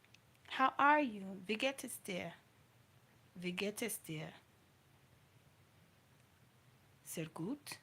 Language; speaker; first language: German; non-native, learner; English